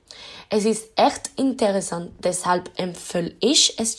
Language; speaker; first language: German; non-native, learner; Spanish